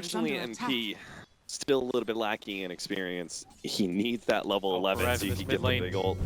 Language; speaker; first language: English; native; English